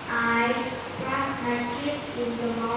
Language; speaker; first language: English; non-native, learner; Vietnamese